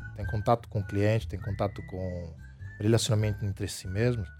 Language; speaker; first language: Portuguese; non-native, fluent; Italian